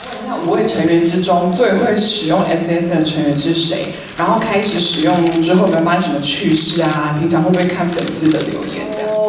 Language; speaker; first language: Chinese; native; Chinese